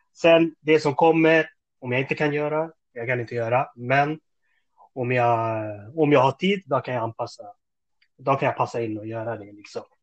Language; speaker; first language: Swedish; early bilingual, other home language; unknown